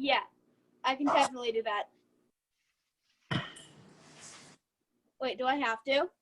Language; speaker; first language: English; native; English